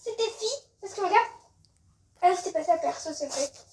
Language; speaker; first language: French; native; French